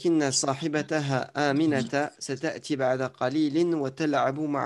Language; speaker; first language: Arabic; non-native, fluent; French